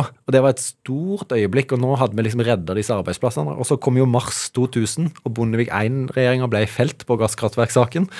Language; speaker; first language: Norwegian; native; Norwegian